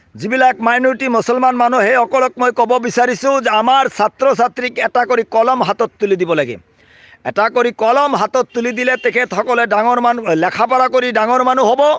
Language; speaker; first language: Assamese; non-native, local second language; Bangla